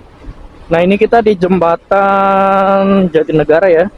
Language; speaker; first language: Indonesian; native; Indonesian